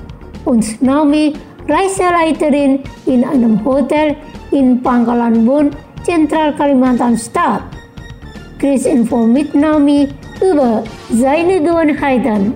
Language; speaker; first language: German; non-native, learner; Indonesian